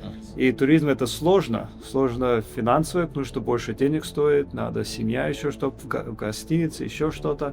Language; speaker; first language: Russian; early bilingual, heritage; English